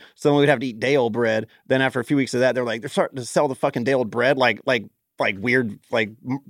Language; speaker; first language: English; native; English